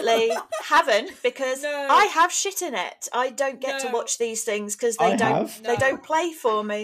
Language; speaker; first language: English; native; English